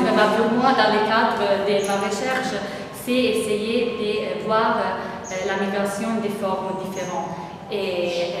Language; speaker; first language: French; non-native, fluent; Italian